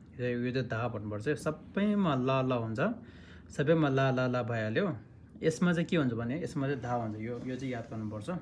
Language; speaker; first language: Nepali; non-native, local second language; Tibetan